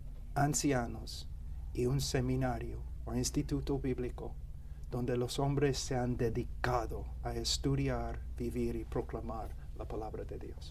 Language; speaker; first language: Spanish; non-native, fluent; English